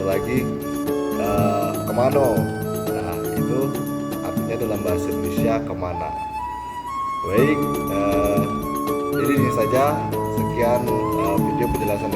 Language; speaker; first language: Indonesian; non-native, local second language; Malay